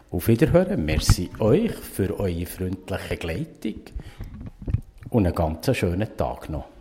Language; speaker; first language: German; native; German